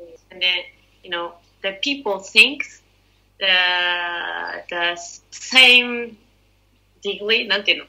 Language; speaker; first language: English; non-native, learner; Japanese